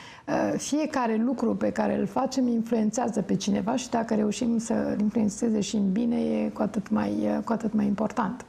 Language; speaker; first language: Romanian; native; Romanian